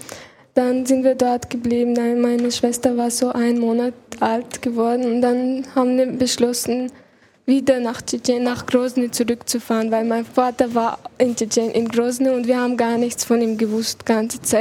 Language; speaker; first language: German; early bilingual, other home language; Chechen